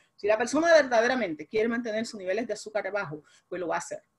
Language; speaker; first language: Spanish; native; Spanish